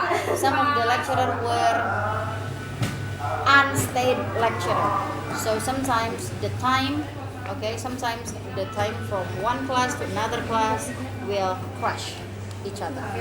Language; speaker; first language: English; non-native, fluent; Indonesian